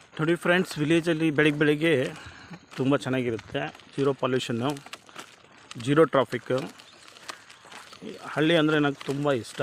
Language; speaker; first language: Kannada; non-native, local second language; Urdu